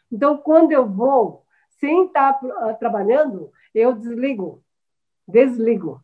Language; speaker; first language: Portuguese; early bilingual, other home language; Chinese